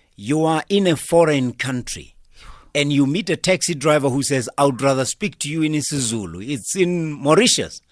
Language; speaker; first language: English; non-native, local second language; Northern Sotho